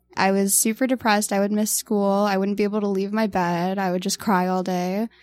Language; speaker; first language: English; native; English